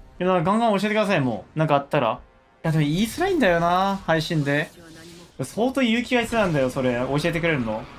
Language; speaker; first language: Japanese; non-native, fluent; Korean